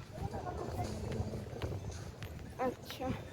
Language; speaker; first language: Hindi; non-native, local second language; Tibetan